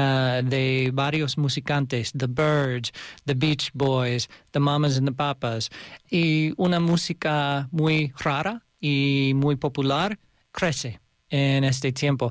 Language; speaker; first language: Spanish; non-native, learner; English